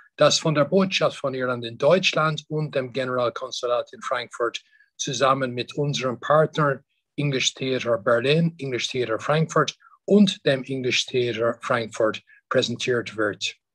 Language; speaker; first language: German; non-native, fluent; English